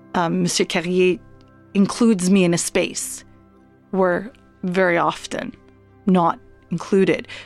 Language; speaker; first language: English; native; English